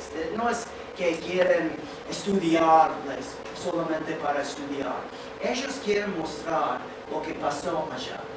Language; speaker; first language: Spanish; non-native, fluent; English